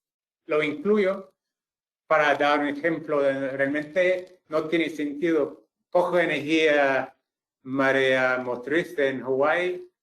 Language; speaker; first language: Spanish; non-native, fluent; English